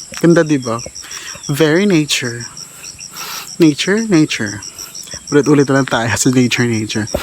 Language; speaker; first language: Filipino; non-native, local second language; Cebuano